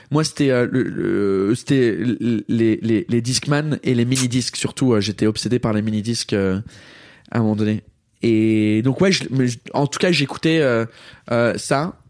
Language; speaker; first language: French; early bilingual, heritage; English